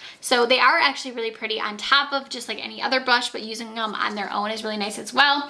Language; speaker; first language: English; native; English